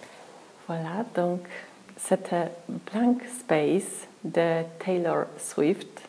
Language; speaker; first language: French; non-native, fluent; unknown